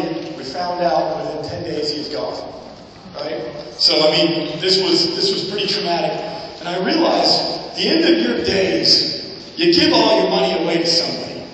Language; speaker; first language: English; native; English